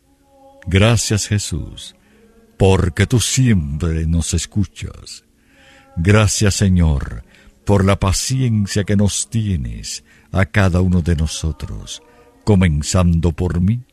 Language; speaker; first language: Spanish; native; Spanish